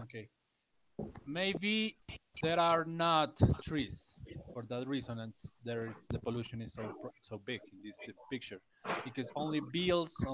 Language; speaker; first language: English; non-native, learner; Spanish